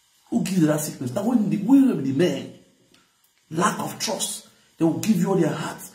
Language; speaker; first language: English; non-native, local second language; Bini